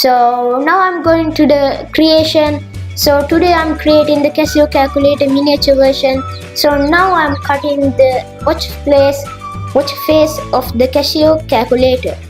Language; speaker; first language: English; non-native, local second language; Sinhala